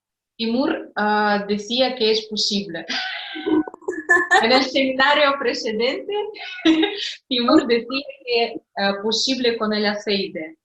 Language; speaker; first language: Spanish; non-native, fluent; Russian